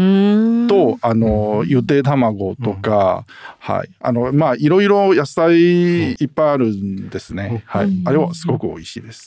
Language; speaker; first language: Japanese; non-native, learner; Chinese